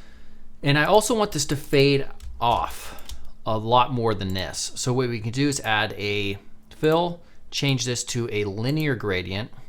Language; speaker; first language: English; native; English